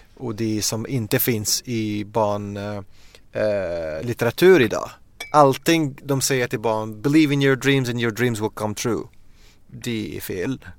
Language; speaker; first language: Swedish; non-native, fluent; Arabic